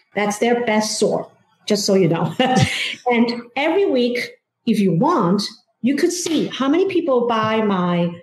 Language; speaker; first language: English; non-native, fluent; Chinese